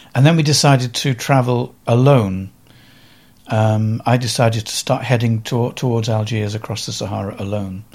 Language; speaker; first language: English; native; English